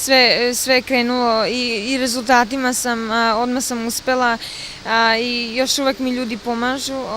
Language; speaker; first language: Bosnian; early bilingual, other home language; Serbian